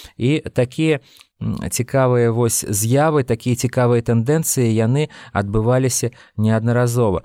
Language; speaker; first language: Belarusian; non-native, local second language; Russian